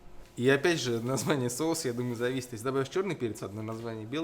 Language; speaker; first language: Russian; native; Russian